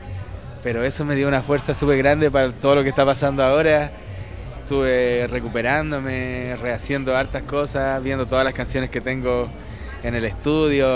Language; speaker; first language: Spanish; native; Spanish